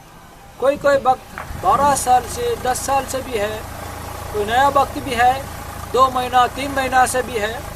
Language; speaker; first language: Hindi; non-native, local second language; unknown